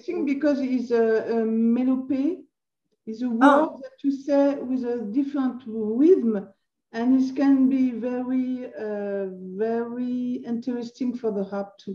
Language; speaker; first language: English; non-native, learner; French